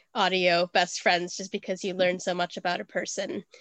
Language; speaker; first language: English; native; English